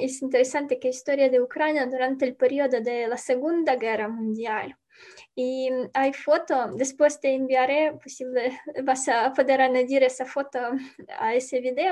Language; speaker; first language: Spanish; non-native, learner; Ukrainian